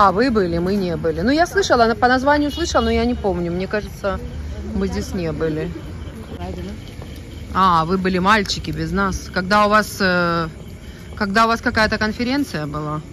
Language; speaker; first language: Russian; native; Russian